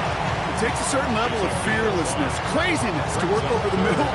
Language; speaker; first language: English; native; English